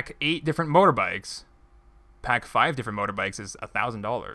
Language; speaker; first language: English; native; English